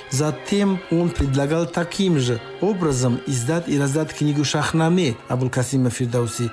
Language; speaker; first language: Russian; non-native, local second language; Tajik